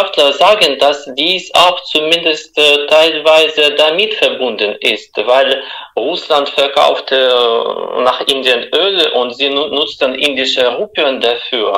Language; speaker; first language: German; non-native, fluent; Russian